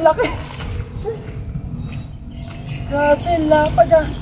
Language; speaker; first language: Filipino; native; Filipino